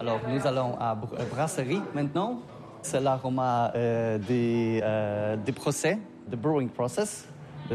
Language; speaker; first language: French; non-native, learner; Polish